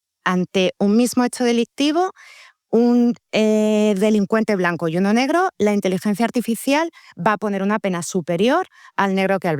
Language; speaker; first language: Spanish; native; Spanish